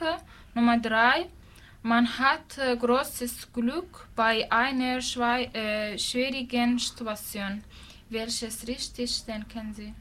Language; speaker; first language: German; non-native, learner; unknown